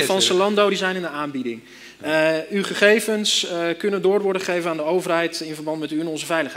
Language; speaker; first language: Dutch; native; Dutch